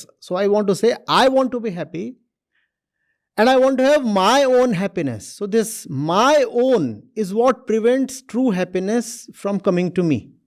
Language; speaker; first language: English; non-native, local second language; Hindi